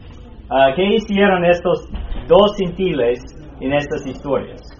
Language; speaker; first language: Spanish; non-native, fluent; English